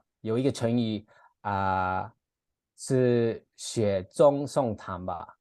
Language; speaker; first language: Chinese; non-native, fluent; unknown